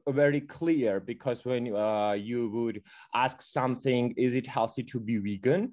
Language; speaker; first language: English; non-native, fluent; Georgian